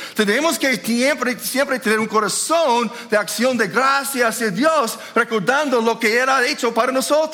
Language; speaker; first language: Spanish; non-native, fluent; English